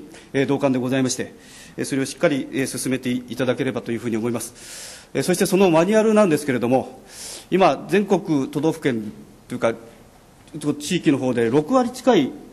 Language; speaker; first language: Japanese; native; Japanese